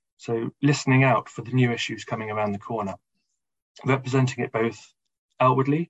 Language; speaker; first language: English; native; English